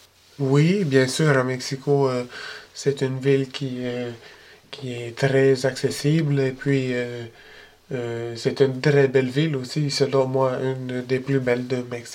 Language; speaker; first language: French; early bilingual, other home language; Spanish